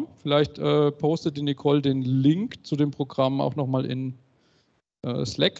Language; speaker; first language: German; native; German